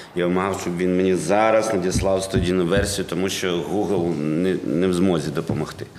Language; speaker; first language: Ukrainian; native; Ukrainian